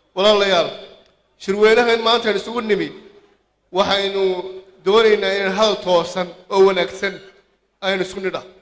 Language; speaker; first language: Somali; native; Somali